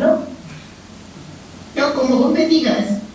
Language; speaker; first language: Spanish; native; Spanish